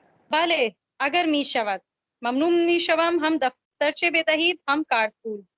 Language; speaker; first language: Persian; non-native, learner; Urdu